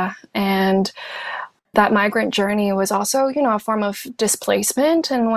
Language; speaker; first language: English; non-native, local second language; Cantonese